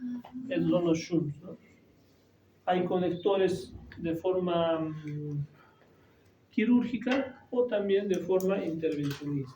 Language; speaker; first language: Spanish; native; Spanish